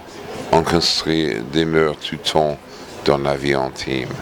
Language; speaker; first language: French; non-native, fluent; English